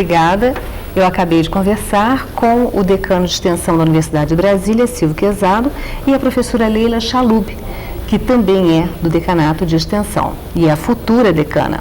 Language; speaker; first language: Portuguese; native; Portuguese